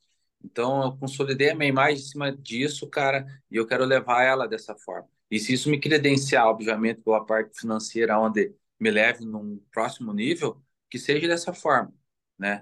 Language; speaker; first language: Portuguese; native; Portuguese